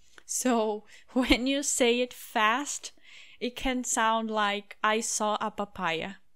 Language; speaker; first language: English; non-native, fluent; Portuguese